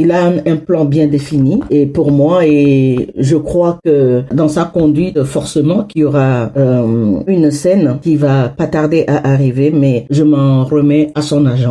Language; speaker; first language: French; non-native, local second language; Hausa